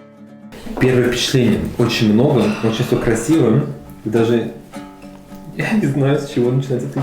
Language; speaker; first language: Russian; native; Russian